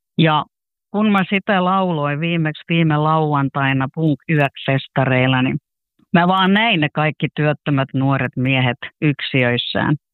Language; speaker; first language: Finnish; native; Finnish